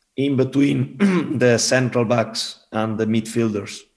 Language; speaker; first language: English; non-native, fluent; Spanish